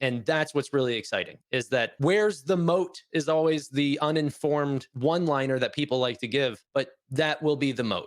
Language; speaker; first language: English; native; English